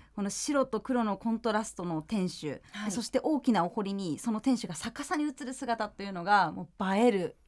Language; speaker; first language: Japanese; native; Japanese